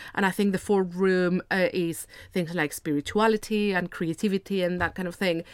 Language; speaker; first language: English; non-native, fluent; Spanish